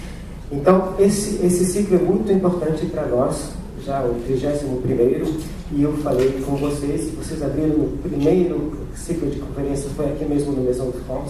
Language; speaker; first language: Portuguese; non-native, fluent; French